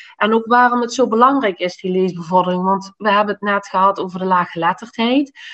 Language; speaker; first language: Dutch; native; Dutch